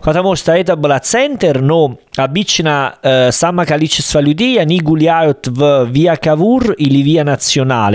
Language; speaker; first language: Russian; non-native, learner; Italian